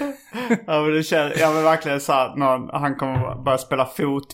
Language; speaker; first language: Swedish; native; Swedish